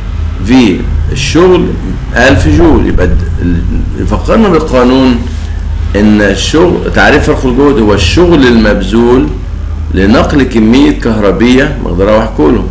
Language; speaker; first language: Arabic; native; Arabic